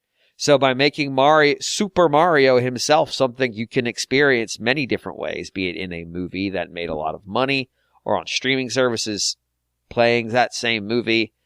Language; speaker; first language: English; native; English